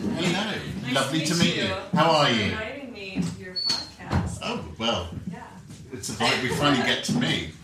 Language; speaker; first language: English; native; English